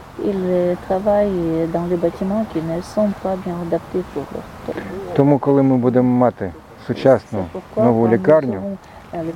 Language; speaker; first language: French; non-native, learner; Ukrainian